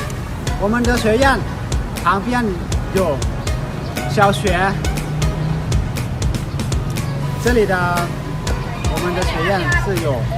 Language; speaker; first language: Chinese; non-native, learner; Lao